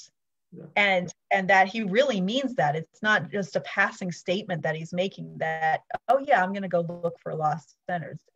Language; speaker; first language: English; native; English